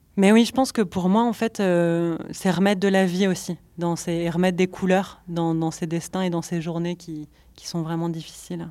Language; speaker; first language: French; native; French